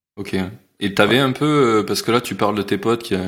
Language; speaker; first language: French; native; French